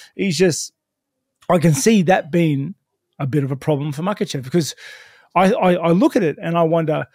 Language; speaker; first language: English; native; English